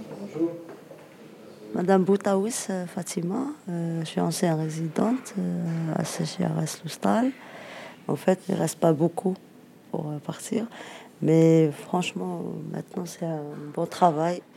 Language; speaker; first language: French; non-native, fluent; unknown